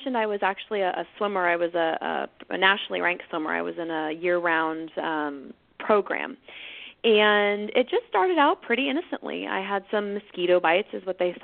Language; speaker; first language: English; native; English